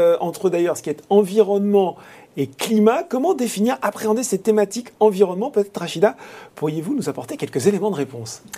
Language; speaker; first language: French; native; French